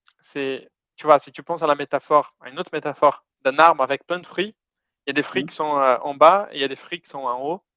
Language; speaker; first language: French; non-native, fluent; Portuguese